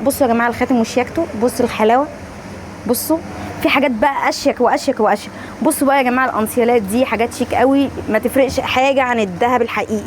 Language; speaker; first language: Arabic; native; Arabic